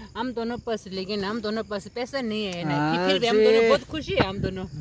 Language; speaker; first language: Hindi; non-native, local second language; Tibetan